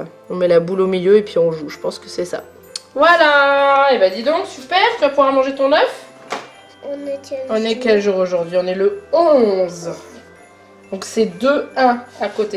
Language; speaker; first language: French; native; French